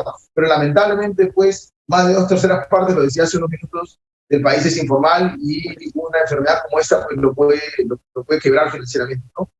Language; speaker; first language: Spanish; native; Spanish